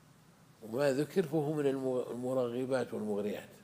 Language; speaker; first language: Arabic; native; Arabic